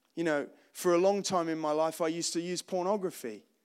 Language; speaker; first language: English; native; English